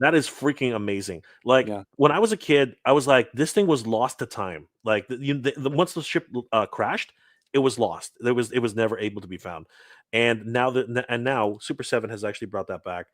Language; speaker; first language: English; native; English